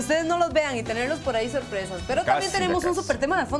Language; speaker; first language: Spanish; native; Spanish